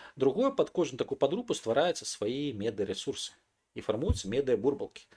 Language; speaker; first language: Belarusian; non-native, local second language; Russian